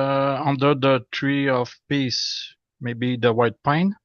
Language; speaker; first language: English; non-native, learner; French